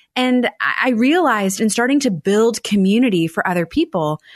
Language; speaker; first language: English; native; English